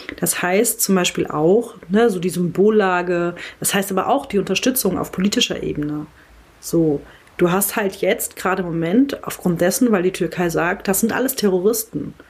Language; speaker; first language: German; early bilingual, other home language; Kurdish